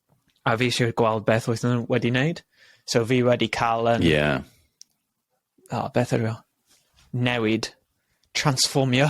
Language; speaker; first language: Welsh; non-native, local second language; English